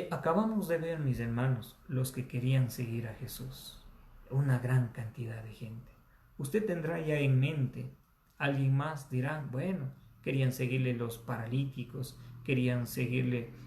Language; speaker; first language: Spanish; native; Spanish